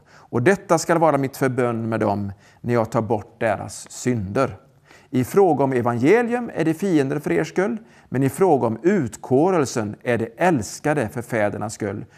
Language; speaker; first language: Swedish; native; Swedish